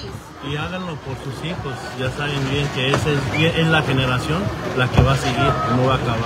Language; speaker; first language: Spanish; native; Spanish